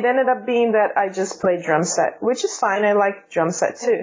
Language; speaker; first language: English; non-native, fluent; Portuguese